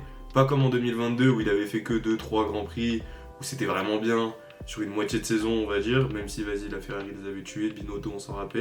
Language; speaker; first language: French; native; French